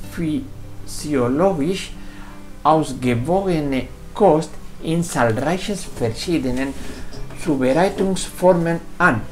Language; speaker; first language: German; non-native, fluent; Spanish